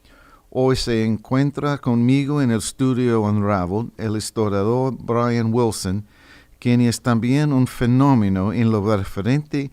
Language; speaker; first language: Spanish; non-native, fluent; English